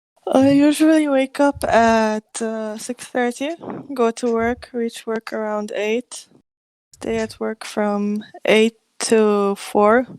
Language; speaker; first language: English; non-native, fluent; Arabic